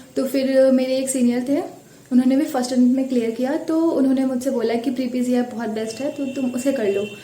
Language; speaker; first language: Hindi; native; Hindi